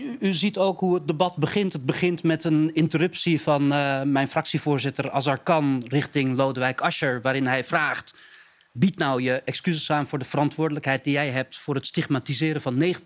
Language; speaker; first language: Dutch; non-native, local second language; Turkish